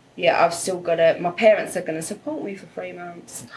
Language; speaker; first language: English; native; English